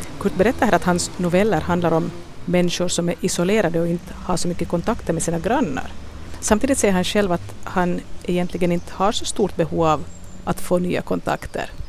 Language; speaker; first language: Swedish; native; Swedish